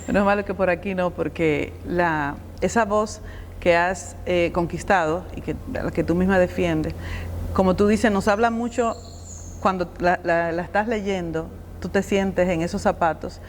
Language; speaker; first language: Spanish; native; Spanish